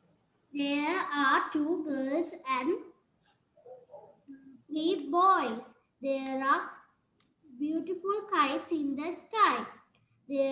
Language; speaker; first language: English; non-native, learner; Sinhala